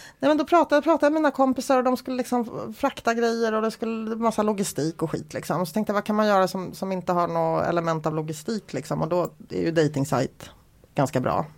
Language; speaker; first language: Swedish; early bilingual, other home language; Polish